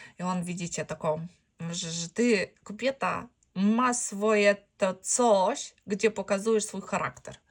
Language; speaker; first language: Polish; non-native, fluent; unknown